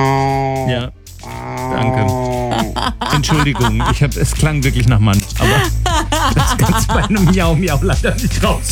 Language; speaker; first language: German; native; German